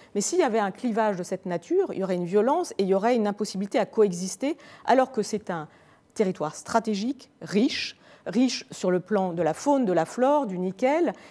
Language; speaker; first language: French; native; French